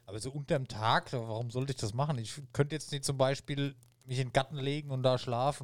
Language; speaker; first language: German; native; German